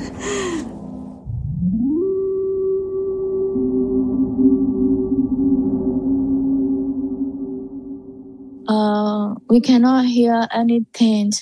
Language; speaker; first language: English; non-native, learner; Burmese